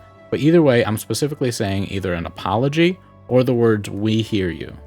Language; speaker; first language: English; native; English